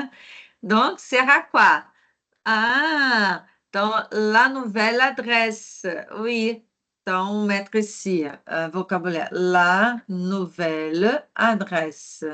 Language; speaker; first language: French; non-native, fluent; Portuguese